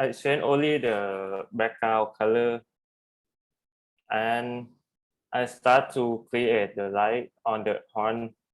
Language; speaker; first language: English; non-native, learner; Thai